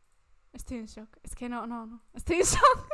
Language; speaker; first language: Spanish; native; Spanish